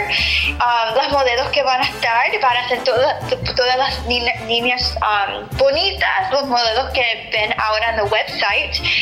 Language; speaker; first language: Spanish; early bilingual, heritage; English